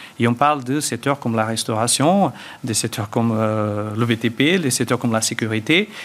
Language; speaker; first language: French; early bilingual, other home language; Portuguese